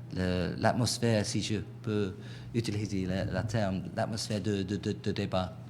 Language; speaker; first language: French; non-native, fluent; English